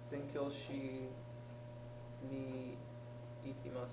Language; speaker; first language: Japanese; non-native, learner; English